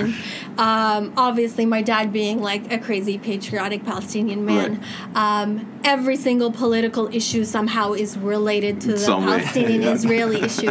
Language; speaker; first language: English; native; English